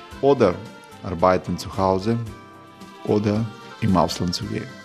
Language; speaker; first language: German; non-native, learner; Croatian